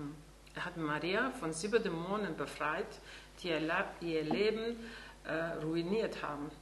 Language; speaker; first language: German; non-native, fluent; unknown